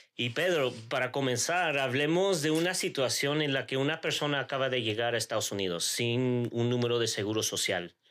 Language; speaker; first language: Spanish; native; Spanish